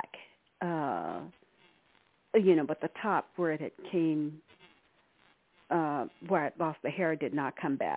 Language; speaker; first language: English; native; English